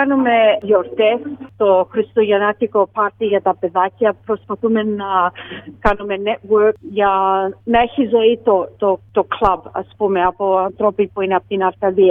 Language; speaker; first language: Greek; early bilingual, heritage; Greek